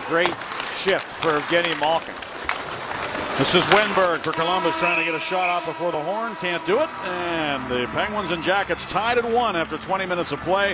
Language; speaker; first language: English; native; English